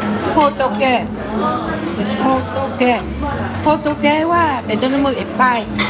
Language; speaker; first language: Japanese; non-native, learner; Vietnamese